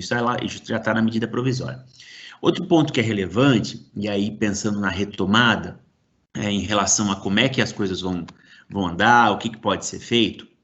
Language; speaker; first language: Portuguese; native; Portuguese